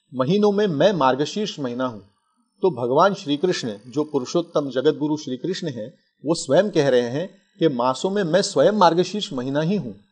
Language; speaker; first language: Hindi; non-native, local second language; Marathi